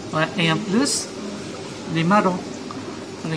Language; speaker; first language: French; non-native, learner; Filipino